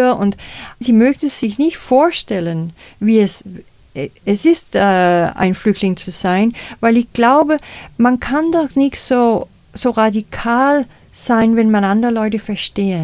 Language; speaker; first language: German; non-native, fluent; Danish